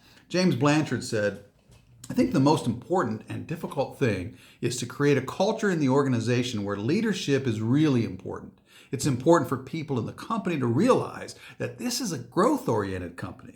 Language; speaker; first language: English; native; English